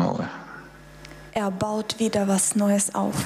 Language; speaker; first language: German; non-native, fluent; Russian